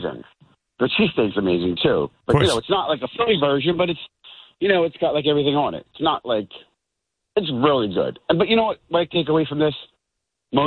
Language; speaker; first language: English; native; English